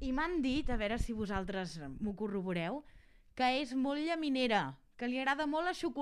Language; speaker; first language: Catalan; native; Catalan